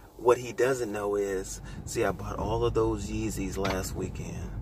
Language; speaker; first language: English; native; English